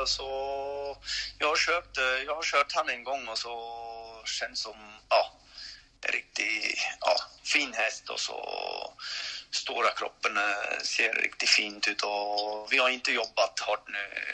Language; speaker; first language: Swedish; non-native, learner; French